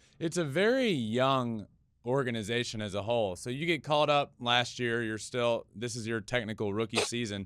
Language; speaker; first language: English; native; English